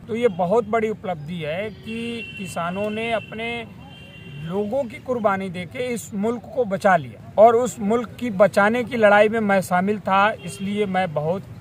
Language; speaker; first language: Hindi; native; Hindi